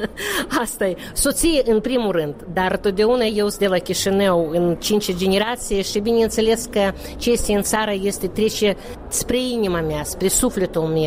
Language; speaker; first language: Romanian; non-native, local second language; Russian